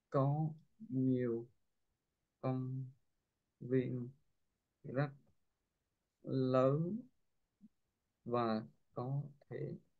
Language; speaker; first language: Vietnamese; non-native, learner; Korean